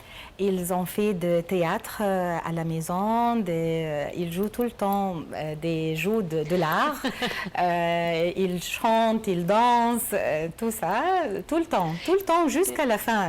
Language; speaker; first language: French; non-native, learner; Arabic